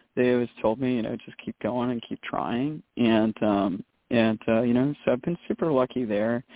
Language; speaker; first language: English; native; English